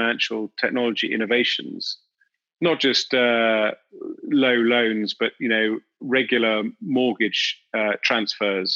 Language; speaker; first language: English; native; English